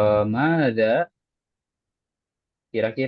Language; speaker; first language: Arabic; non-native, local second language; Indonesian